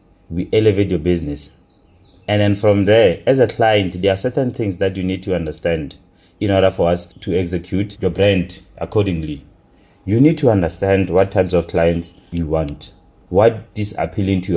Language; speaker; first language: English; non-native, local second language; Tswana